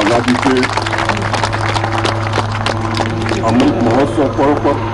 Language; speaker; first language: Hindi; native; Hindi